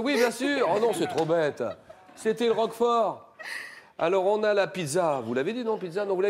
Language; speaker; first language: French; native; French